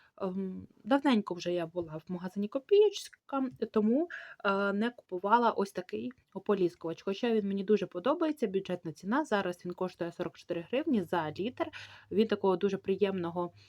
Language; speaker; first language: Ukrainian; native; Ukrainian